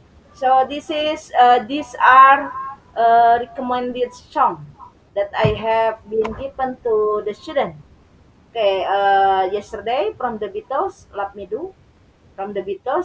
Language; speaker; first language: English; non-native, learner; Indonesian